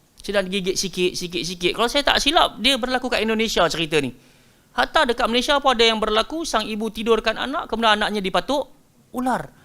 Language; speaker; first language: Malay; native; Malay